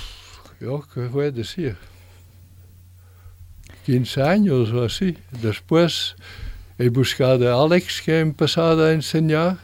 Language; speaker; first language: Spanish; non-native, fluent; French